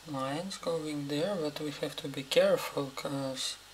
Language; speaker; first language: English; non-native, fluent; Russian